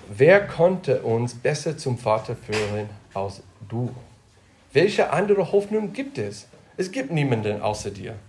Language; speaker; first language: German; non-native, fluent; English